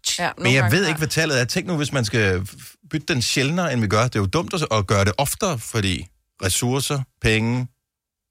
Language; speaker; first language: Danish; native; Danish